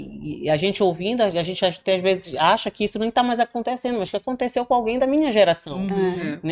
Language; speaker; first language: Portuguese; native; Portuguese